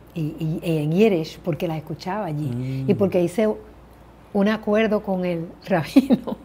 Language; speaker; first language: Spanish; early bilingual, heritage; Spanish